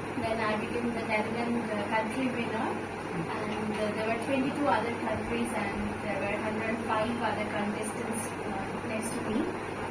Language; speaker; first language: English; non-native, local second language; Bangla